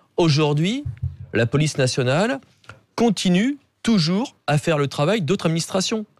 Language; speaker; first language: French; native; French